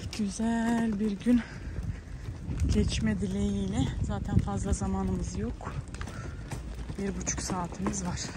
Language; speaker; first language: Turkish; early bilingual, heritage; Turkish